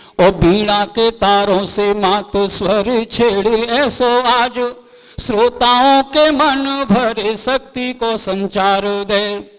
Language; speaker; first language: Hindi; native; Hindi